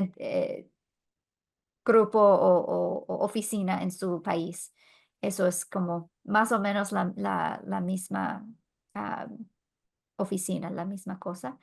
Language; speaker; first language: Spanish; non-native, fluent; English